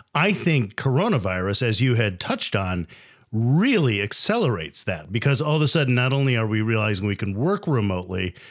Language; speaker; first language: English; native; English